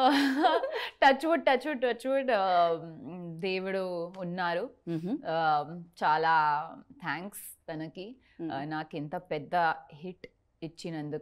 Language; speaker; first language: Telugu; non-native, learner; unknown